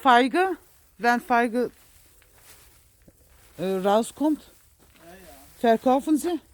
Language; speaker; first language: German; non-native, learner; Turkish